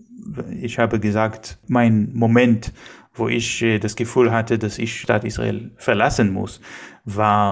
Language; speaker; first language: German; non-native, fluent; Hebrew